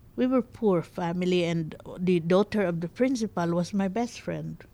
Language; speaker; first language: English; non-native, local second language; Bikol